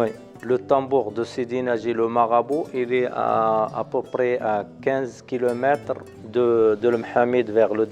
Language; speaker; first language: French; non-native, learner; Arabic